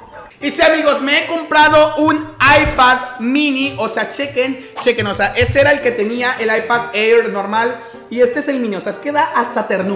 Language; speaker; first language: Spanish; native; Spanish